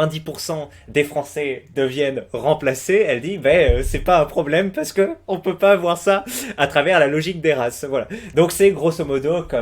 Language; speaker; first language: French; native; French